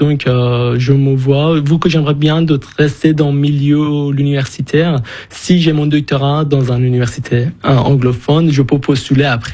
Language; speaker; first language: French; non-native, fluent; Persian